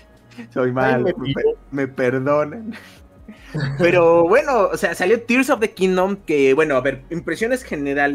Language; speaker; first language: Spanish; native; Spanish